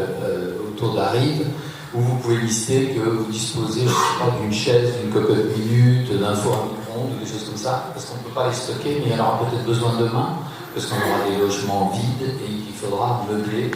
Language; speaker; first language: French; native; French